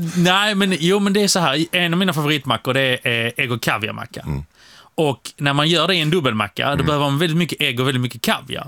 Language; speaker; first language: Swedish; early bilingual, other home language; Polish